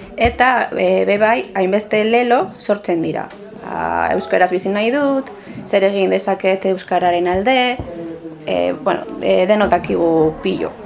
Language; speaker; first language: Basque; non-native, local second language; Spanish